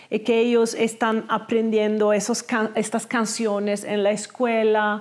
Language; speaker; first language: Spanish; non-native, fluent; Swedish